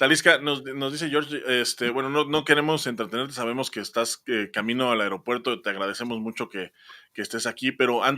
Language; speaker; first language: Spanish; native; Spanish